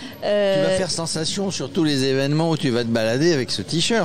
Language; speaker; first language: French; native; French